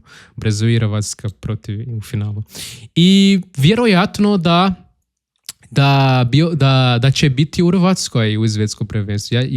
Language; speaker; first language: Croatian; non-native, learner; Portuguese